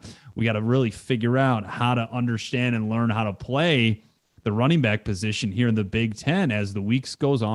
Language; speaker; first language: English; native; English